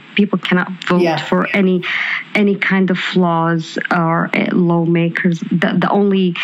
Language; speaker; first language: English; non-native, fluent; Arabic